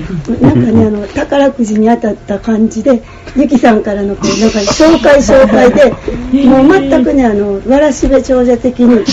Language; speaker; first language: Japanese; native; Japanese